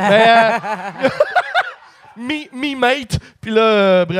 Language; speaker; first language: French; native; French